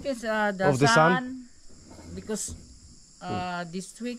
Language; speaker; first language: English; non-native, learner; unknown